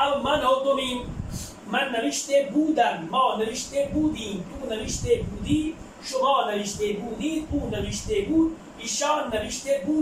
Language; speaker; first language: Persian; non-native, fluent; Urdu